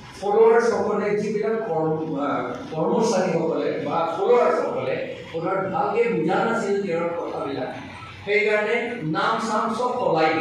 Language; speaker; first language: Assamese; non-native, local second language; Karbi